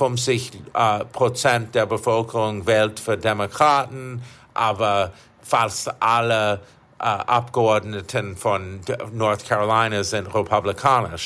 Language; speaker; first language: German; non-native, fluent; English